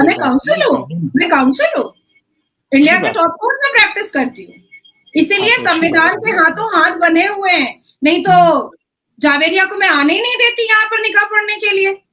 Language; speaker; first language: Hindi; native; Hindi